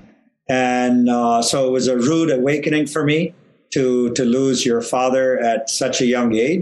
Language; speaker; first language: English; non-native, local second language; Tamil